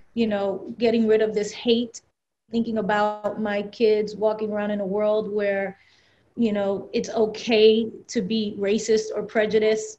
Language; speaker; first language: English; early bilingual, other home language; Spanish